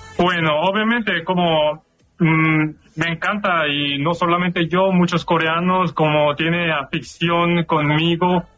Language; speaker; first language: Spanish; non-native, learner; Korean